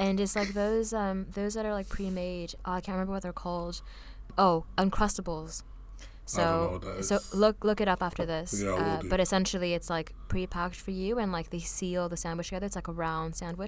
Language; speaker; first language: English; early bilingual, other home language; Vietnamese